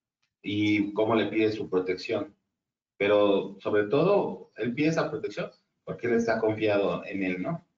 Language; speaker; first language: Spanish; native; Spanish